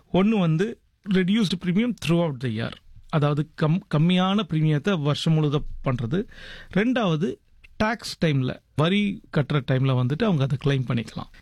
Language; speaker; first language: Tamil; native; Tamil